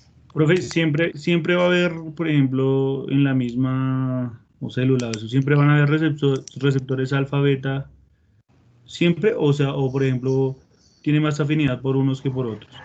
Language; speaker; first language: Spanish; native; Spanish